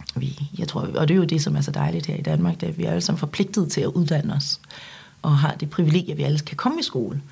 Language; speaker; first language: Danish; early bilingual, other home language; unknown